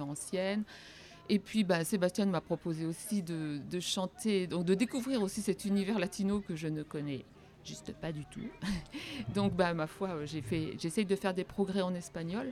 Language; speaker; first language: French; native; French